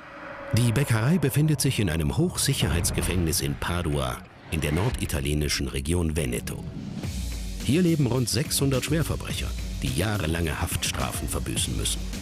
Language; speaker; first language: German; native; German